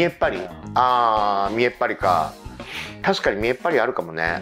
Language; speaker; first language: Japanese; native; Japanese